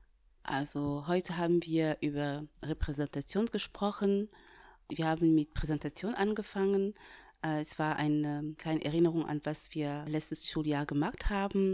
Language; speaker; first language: German; non-native, fluent; French